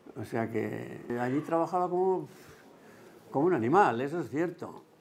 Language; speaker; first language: Spanish; native; Spanish